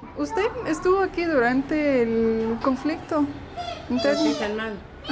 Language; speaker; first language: Spanish; non-native, fluent; English